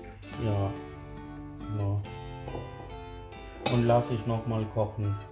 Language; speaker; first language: German; non-native, fluent; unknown